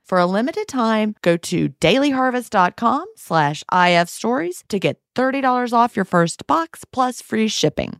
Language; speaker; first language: English; native; English